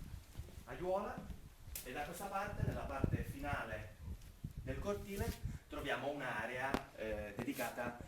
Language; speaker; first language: Italian; native; Italian